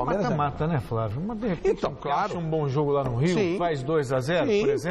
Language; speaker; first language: Portuguese; native; Portuguese